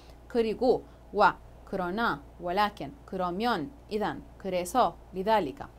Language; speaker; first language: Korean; non-native, fluent; Arabic